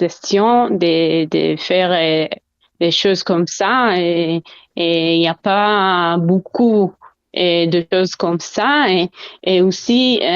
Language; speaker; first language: French; non-native, learner; Hebrew